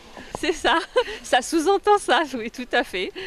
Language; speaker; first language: French; native; French